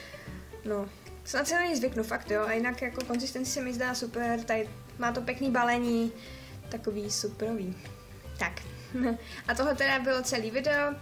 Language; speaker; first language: Czech; native; Czech